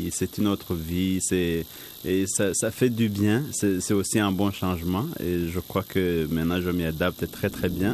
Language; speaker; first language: French; non-native, local second language; Rundi